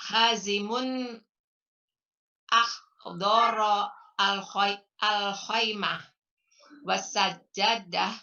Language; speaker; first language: Arabic; non-native, learner; Indonesian